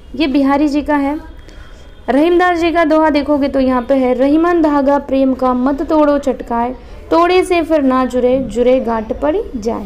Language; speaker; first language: Hindi; non-native, local second language; Marathi